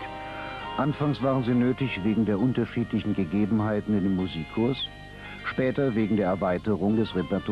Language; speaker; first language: German; native; German